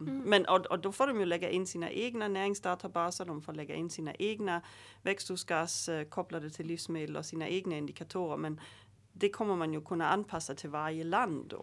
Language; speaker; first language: Swedish; native; Swedish